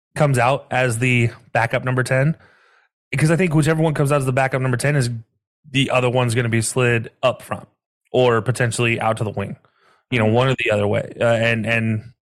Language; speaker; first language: English; native; English